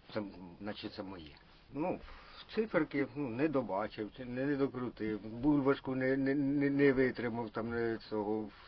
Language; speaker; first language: Ukrainian; non-native, local second language; Russian